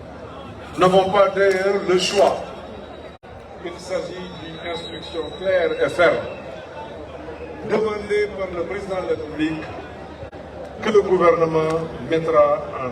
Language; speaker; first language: French; non-native, local second language; Wolof